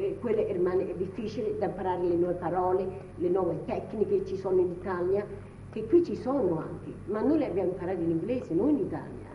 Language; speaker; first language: Italian; native; Italian